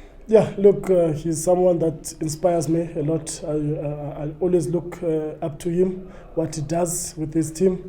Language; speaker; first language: English; non-native, local second language; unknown